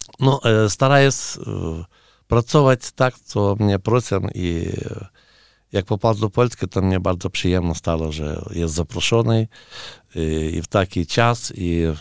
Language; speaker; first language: Polish; non-native, learner; Ukrainian